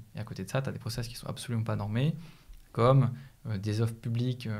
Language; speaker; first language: French; native; French